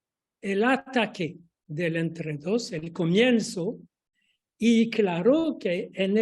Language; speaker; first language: Spanish; non-native, fluent; French